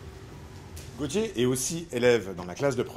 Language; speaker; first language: French; native; French